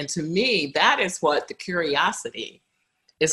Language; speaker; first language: English; native; English